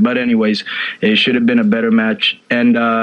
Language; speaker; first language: English; native; English